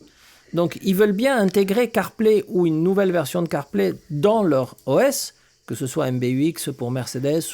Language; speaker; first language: French; native; French